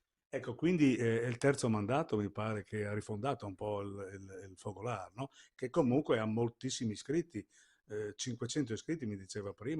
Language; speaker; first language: Italian; native; Italian